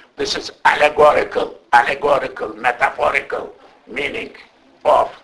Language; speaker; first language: English; non-native, fluent; Turkish